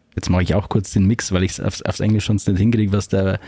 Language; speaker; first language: German; native; German